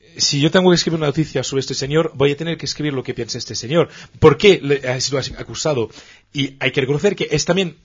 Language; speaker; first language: Spanish; non-native, fluent; French